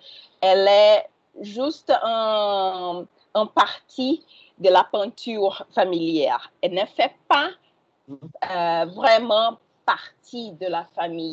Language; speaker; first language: French; non-native, learner; Portuguese